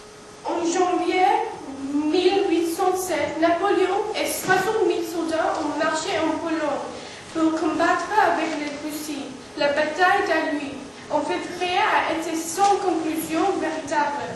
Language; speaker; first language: French; non-native, learner; English